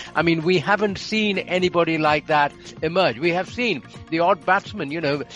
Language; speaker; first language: English; non-native, local second language; Bangla